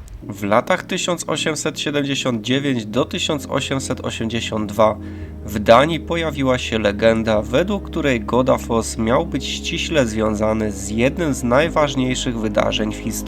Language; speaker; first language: Polish; native; Polish